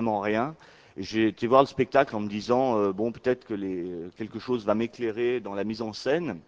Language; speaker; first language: French; native; French